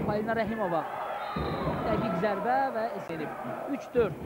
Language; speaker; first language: Azerbaijani; native; Azerbaijani